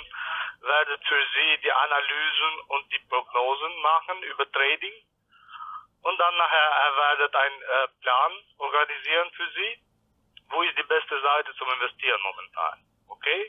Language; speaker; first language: German; non-native, learner; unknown